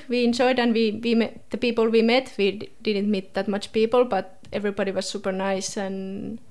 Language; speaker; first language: English; non-native, fluent; Finnish